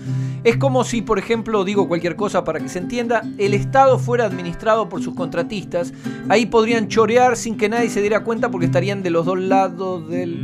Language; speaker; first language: Spanish; native; Spanish